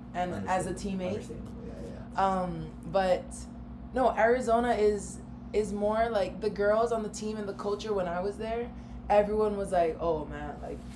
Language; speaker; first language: English; native; English